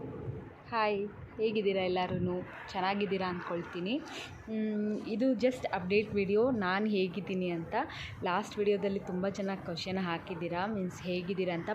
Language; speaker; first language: Kannada; native; Kannada